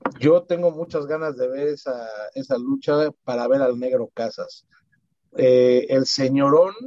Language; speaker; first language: Spanish; native; Spanish